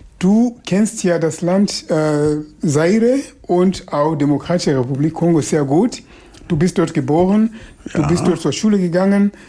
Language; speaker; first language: German; non-native, fluent; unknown